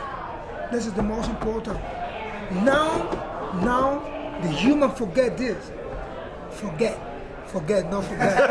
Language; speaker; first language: English; non-native, learner; Spanish